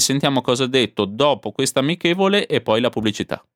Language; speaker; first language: Italian; native; Italian